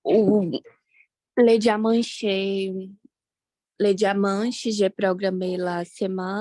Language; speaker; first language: French; non-native, learner; Portuguese